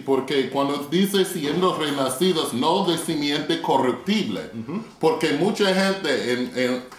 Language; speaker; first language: Spanish; non-native, fluent; English